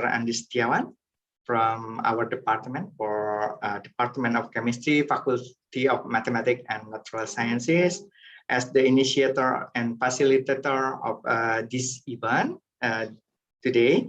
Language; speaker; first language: English; non-native, fluent; Indonesian